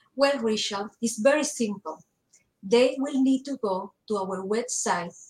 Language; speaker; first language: English; non-native, learner; Spanish